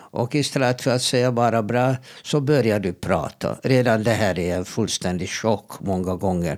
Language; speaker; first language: Swedish; non-native, fluent; Hebrew